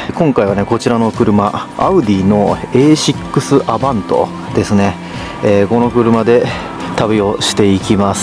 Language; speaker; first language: Japanese; native; Japanese